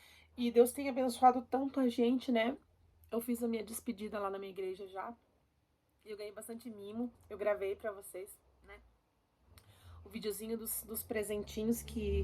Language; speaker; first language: Portuguese; native; Portuguese